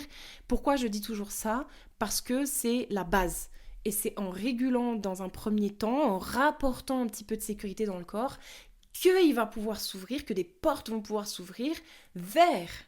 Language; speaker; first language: French; native; French